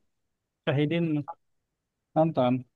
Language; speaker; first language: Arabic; non-native, fluent; Indonesian